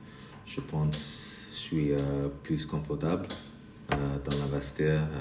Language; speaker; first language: French; non-native, learner; English